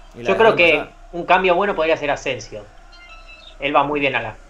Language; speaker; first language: Spanish; native; Spanish